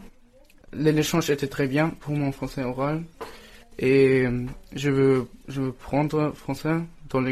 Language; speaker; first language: French; non-native, learner; German